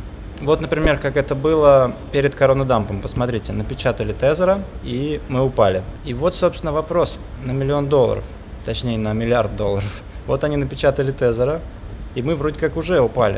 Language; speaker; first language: Russian; native; Russian